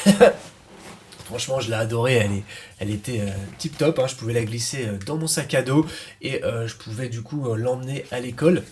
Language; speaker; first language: French; native; French